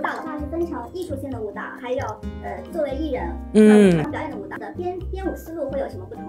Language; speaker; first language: Chinese; native; Chinese